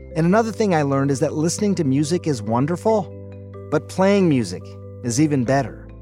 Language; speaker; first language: English; non-native, fluent; Persian